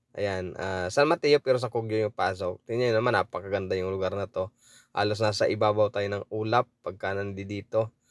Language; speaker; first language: Filipino; native; Filipino